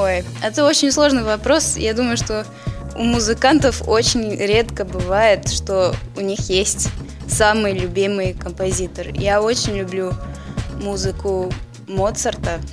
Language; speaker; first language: Russian; early bilingual, heritage; Russian